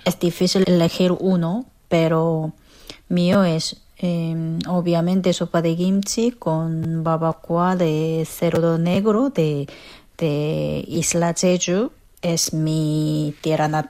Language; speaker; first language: Spanish; non-native, fluent; Korean